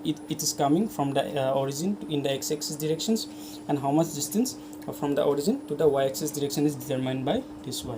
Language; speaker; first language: English; non-native, local second language; Hindi